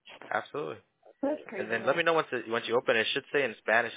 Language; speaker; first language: English; early bilingual, other home language; Spanish